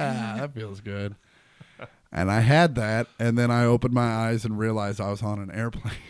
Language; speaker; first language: English; native; English